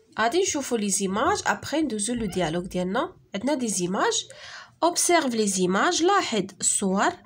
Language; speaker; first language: French; non-native, local second language; Arabic